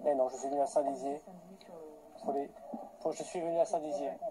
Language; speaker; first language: French; native; French